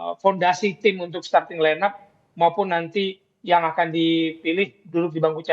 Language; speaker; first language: Indonesian; native; Indonesian